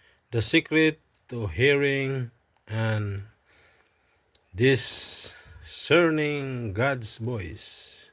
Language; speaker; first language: English; non-native, local second language; Filipino